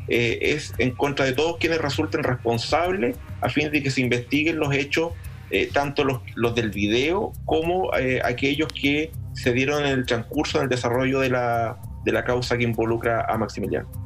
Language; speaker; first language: Spanish; native; Spanish